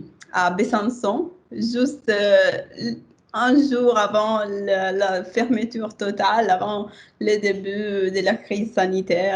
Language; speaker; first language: French; non-native, fluent; Italian